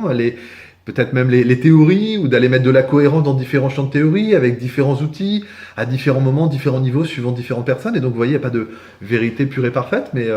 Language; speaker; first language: French; native; French